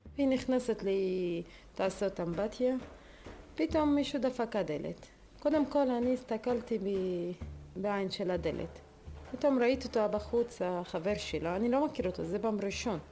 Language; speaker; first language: Hebrew; non-native, learner; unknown